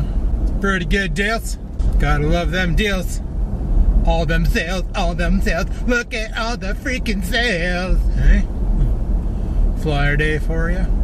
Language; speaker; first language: English; native; English